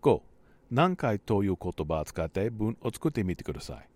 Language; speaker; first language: Japanese; non-native, learner; English